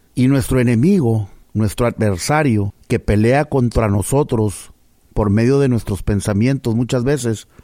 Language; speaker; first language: Spanish; early bilingual, heritage; Spanish